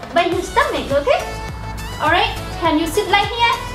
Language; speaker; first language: English; non-native, learner; Thai